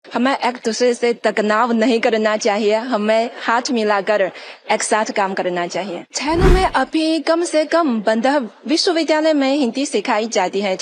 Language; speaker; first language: Hindi; non-native, fluent; Chinese